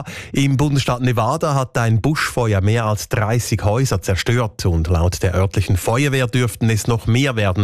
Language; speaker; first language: German; native; German